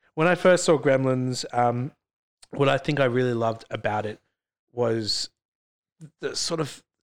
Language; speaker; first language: English; native; English